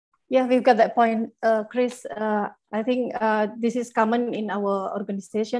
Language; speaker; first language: English; non-native, fluent; Indonesian